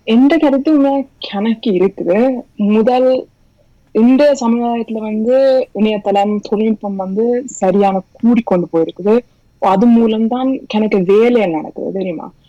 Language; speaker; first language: Tamil; early bilingual, heritage; Tamil